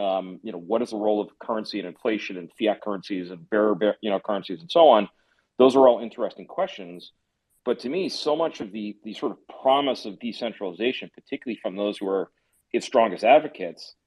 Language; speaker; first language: English; native; English